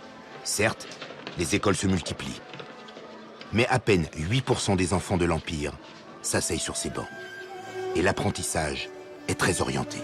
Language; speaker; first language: French; native; French